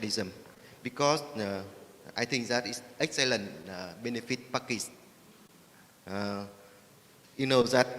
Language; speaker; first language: English; non-native, learner; Vietnamese